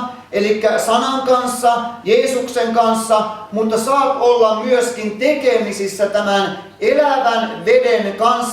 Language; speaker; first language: Finnish; native; Finnish